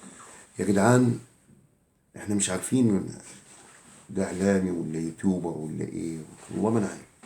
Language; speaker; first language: Arabic; native; Arabic